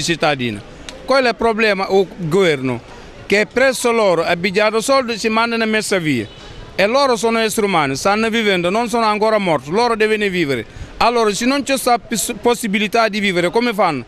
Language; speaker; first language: Italian; non-native, fluent; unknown